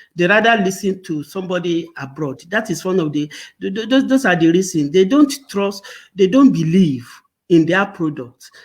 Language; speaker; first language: English; non-native, local second language; Yoruba